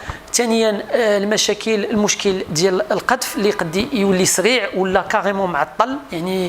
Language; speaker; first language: Arabic; native; Arabic